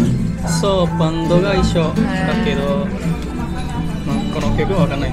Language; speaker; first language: Japanese; non-native, fluent; Indonesian